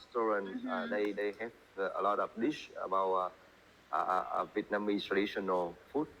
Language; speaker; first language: English; non-native, learner; Vietnamese